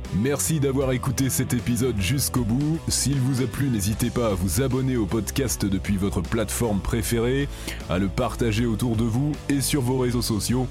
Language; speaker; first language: French; native; French